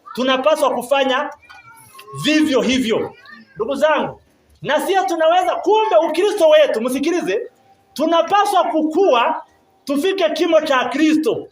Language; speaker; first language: Swahili; non-native, local second language; Kinyarwanda